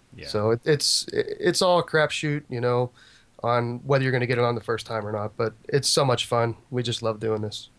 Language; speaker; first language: English; native; English